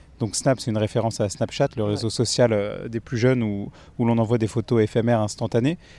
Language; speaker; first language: French; native; French